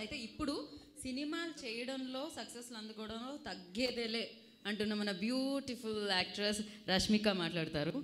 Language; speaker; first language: Telugu; native; Telugu